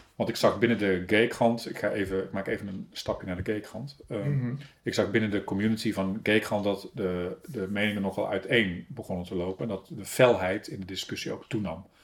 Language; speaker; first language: Dutch; native; Dutch